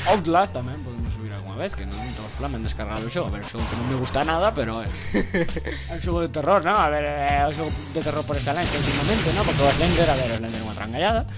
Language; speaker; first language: Galician; non-native, local second language; Spanish